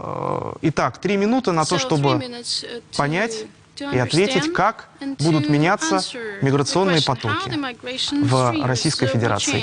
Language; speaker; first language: Russian; native; Russian